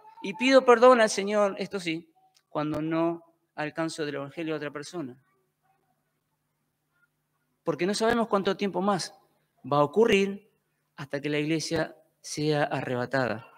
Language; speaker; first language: Spanish; native; Spanish